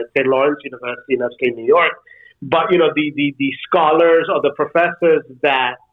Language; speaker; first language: English; non-native, local second language; Bangla